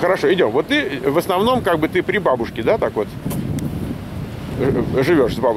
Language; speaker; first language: Russian; native; Russian